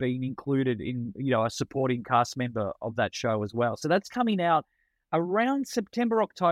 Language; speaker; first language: English; non-native, local second language; Italian